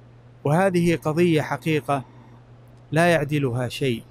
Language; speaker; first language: Arabic; native; Arabic